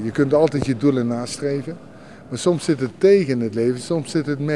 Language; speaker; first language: Dutch; native; Dutch